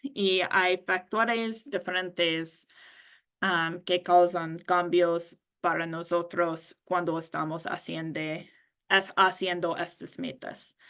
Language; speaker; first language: Spanish; non-native, learner; English